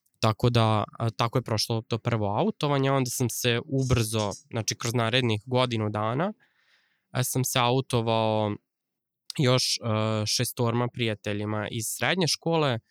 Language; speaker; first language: Serbian; native; Serbian